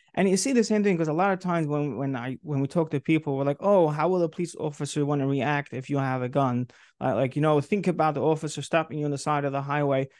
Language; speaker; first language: English; native; English